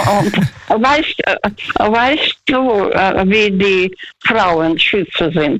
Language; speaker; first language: German; non-native, fluent; Russian